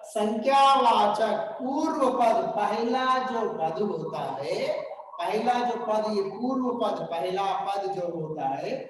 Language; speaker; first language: Hindi; non-native, local second language; Telugu